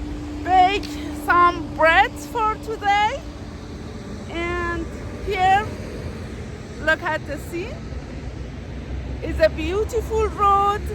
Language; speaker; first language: English; non-native, fluent; Persian